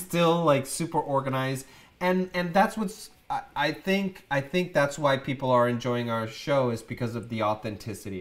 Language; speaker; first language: English; native; English